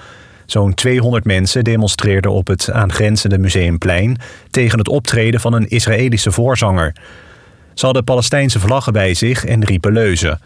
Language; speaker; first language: Dutch; native; Dutch